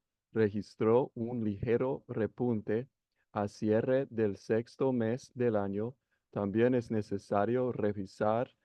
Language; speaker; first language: Spanish; non-native, learner; English